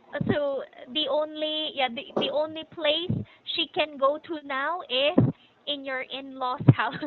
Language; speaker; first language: English; non-native, fluent; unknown